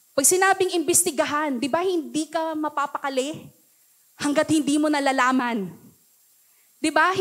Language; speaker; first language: Filipino; early bilingual, heritage; Filipino